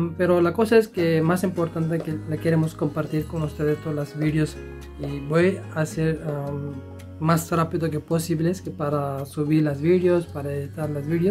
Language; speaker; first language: Spanish; non-native, learner; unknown